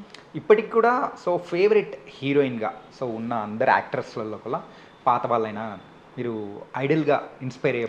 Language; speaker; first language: Telugu; native; Telugu